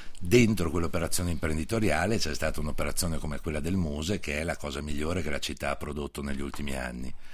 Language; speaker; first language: Italian; native; Italian